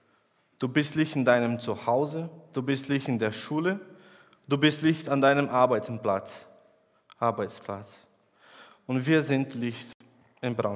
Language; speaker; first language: German; non-native, fluent; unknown